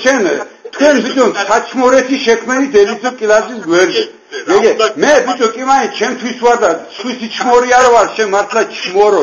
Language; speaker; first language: Georgian; native; Georgian